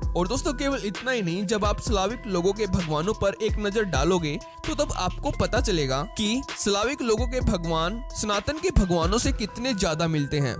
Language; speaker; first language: Hindi; native; Hindi